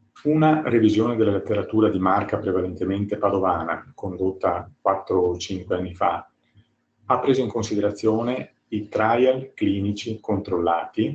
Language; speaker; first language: Italian; native; Italian